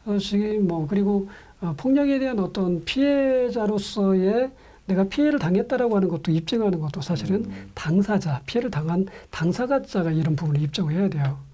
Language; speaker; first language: Korean; native; Korean